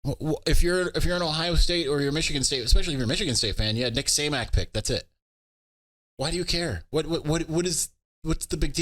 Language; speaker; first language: English; native; English